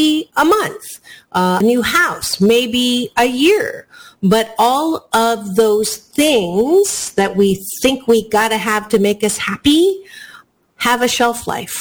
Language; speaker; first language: English; native; English